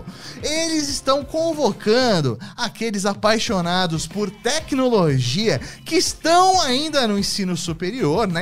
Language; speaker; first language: Portuguese; native; Portuguese